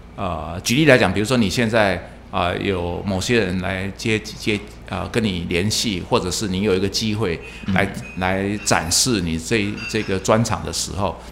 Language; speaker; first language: Chinese; non-native, local second language; Min Nan Chinese